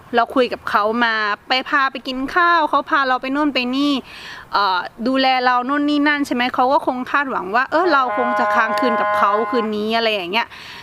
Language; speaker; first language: Thai; native; Thai